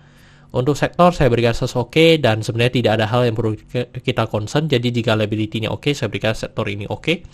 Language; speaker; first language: Indonesian; native; Indonesian